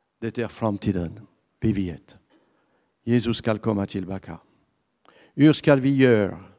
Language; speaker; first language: Swedish; non-native, fluent; French